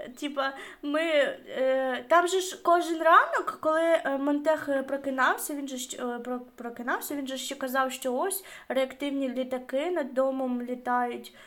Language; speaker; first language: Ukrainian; non-native, local second language; Russian